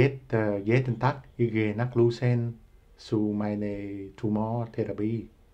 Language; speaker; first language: German; non-native, learner; Vietnamese